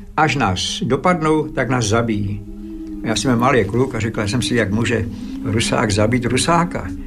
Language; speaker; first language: Czech; early bilingual, other home language; Slovak